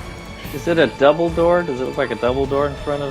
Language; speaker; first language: English; native; English